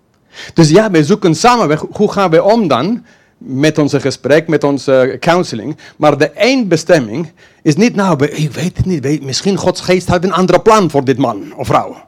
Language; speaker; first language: Dutch; non-native, fluent; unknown